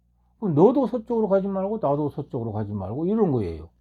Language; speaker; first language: Korean; native; Korean